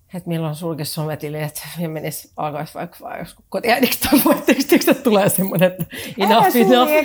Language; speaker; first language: Finnish; native; Finnish